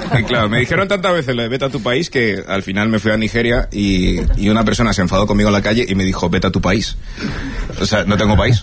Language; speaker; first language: Spanish; early bilingual, other home language; English